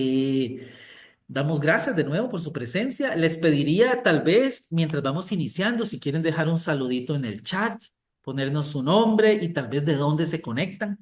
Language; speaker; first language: Spanish; native; Spanish